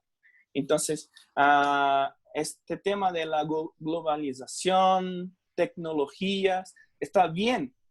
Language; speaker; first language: Spanish; non-native, fluent; Portuguese